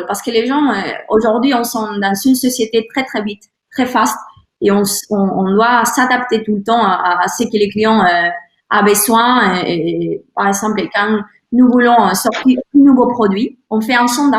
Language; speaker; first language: French; non-native, learner; Spanish